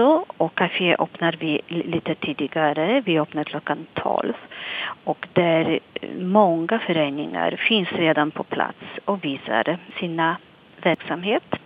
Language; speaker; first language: Swedish; non-native, fluent; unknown